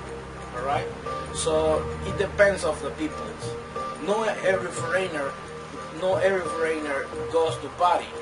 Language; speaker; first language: English; non-native, fluent; Spanish